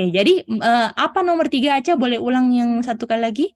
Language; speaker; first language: Indonesian; native; Indonesian